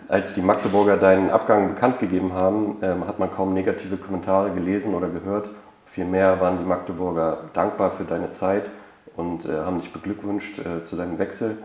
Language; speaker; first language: German; native; German